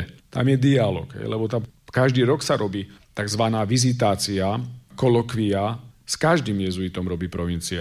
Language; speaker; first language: Slovak; native; Slovak